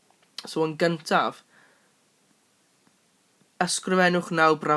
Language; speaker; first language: Welsh; non-native, local second language; English